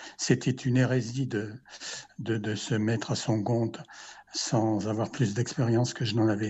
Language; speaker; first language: French; native; French